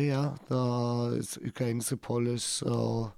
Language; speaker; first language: Norwegian; non-native, learner; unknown